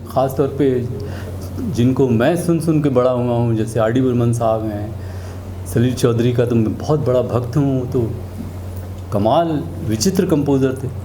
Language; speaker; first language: Hindi; native; Hindi